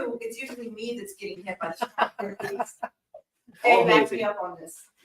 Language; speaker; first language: English; native; English